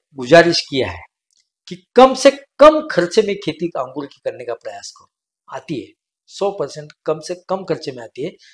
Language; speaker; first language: Hindi; non-native, local second language; Marathi